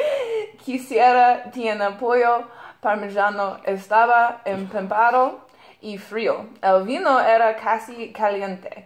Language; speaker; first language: Spanish; non-native, learner; English